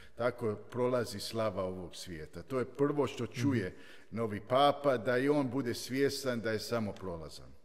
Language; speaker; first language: Croatian; early bilingual, heritage; Croatian